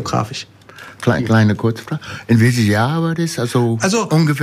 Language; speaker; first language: German; non-native, fluent; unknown